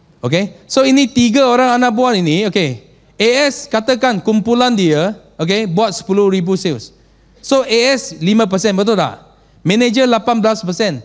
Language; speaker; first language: Malay; non-native, local second language; Chinese